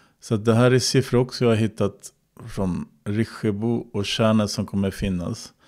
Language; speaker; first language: Swedish; native; Swedish